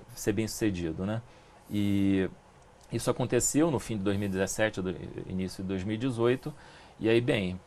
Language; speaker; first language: Portuguese; native; Portuguese